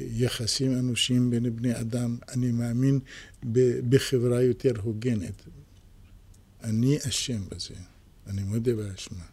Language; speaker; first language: Hebrew; native; Hebrew